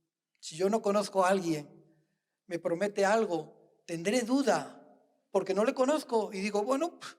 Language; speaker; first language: Spanish; native; Spanish